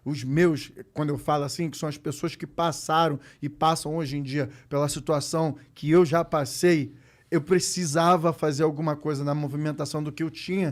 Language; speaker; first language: Portuguese; native; Portuguese